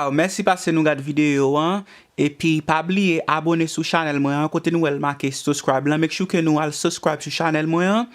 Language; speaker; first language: French; non-native, learner; Haitian Creole